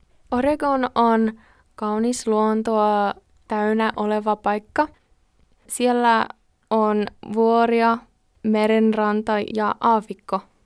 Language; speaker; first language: Finnish; non-native, learner; English